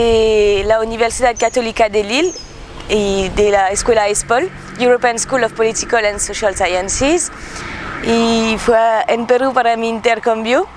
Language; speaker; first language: Spanish; non-native, learner; French